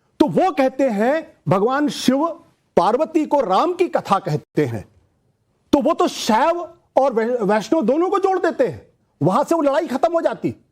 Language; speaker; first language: Hindi; native; Hindi